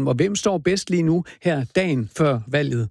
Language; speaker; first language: Danish; native; Danish